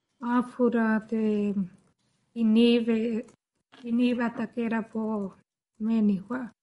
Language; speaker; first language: Swedish; non-native, learner; Spanish